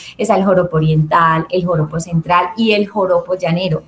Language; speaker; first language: Spanish; native; Spanish